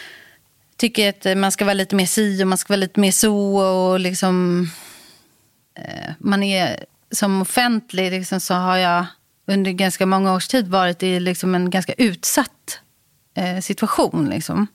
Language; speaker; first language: Swedish; native; Swedish